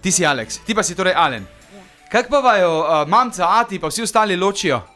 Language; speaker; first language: Slovenian; native; Slovenian